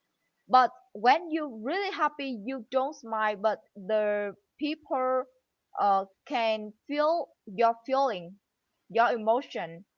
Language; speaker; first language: English; non-native, learner; Vietnamese